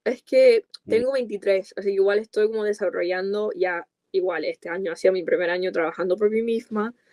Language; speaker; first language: Spanish; non-native, fluent; English